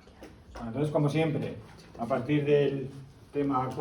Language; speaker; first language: Spanish; native; Spanish